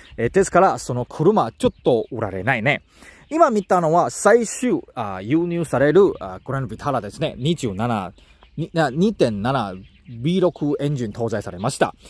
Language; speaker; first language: Japanese; non-native, learner; Chinese